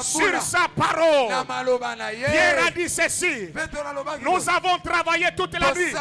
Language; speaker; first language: French; non-native, local second language; Lingala